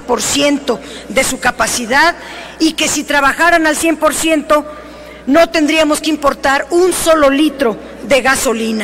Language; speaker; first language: Spanish; native; Spanish